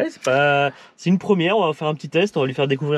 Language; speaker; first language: French; native; French